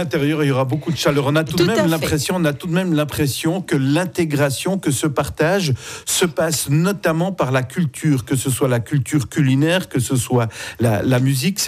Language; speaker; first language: French; native; French